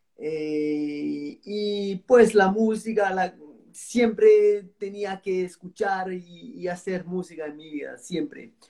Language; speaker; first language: Spanish; non-native, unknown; French